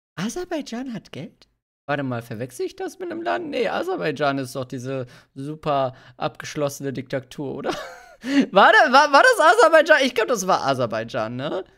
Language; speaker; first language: German; early bilingual, other home language; Hungarian